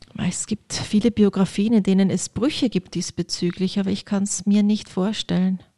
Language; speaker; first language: German; early bilingual, other home language; Polish